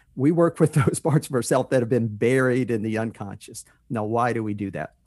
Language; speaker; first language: English; native; English